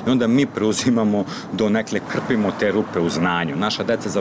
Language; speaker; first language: Serbian; native; Serbian